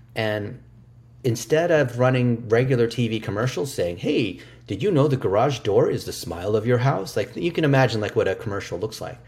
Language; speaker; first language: English; early bilingual, other home language; Chinese